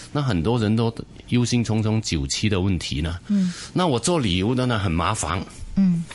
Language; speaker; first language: Chinese; non-native, fluent; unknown